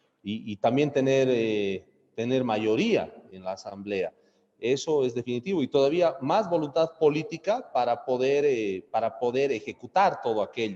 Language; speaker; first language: Spanish; native; Spanish